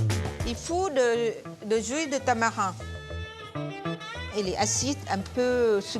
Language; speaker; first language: French; non-native, fluent; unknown